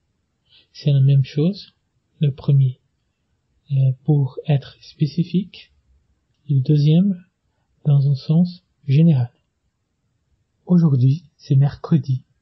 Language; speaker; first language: French; non-native, fluent; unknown